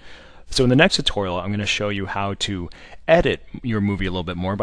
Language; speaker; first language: English; native; English